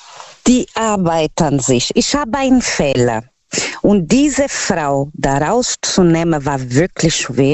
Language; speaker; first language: German; non-native, learner; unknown